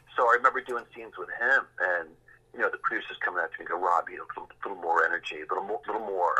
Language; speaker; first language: English; native; English